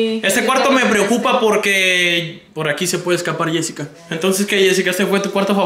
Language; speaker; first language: Spanish; native; Spanish